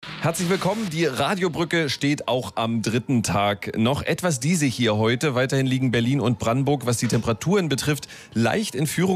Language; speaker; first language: German; native; German